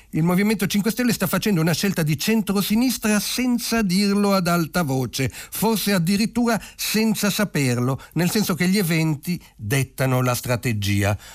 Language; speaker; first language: Italian; native; Italian